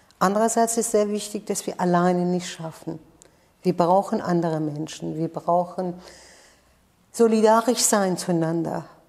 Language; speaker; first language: German; non-native, fluent; Persian